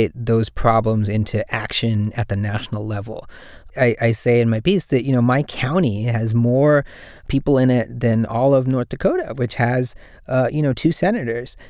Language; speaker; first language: English; native; English